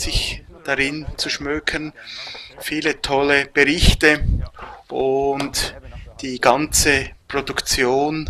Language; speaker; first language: German; native; German